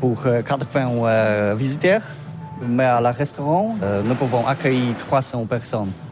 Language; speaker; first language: French; non-native, learner; Polish